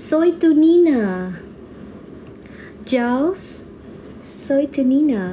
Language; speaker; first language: Spanish; non-native, learner; Indonesian